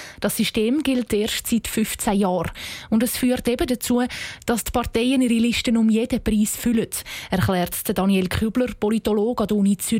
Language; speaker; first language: German; native; German